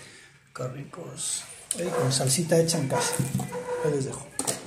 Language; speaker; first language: Spanish; native; Spanish